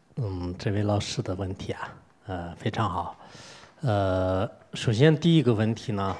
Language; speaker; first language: Chinese; non-native, local second language; Tibetan